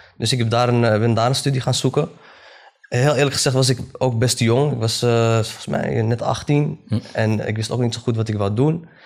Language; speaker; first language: Dutch; early bilingual, other home language; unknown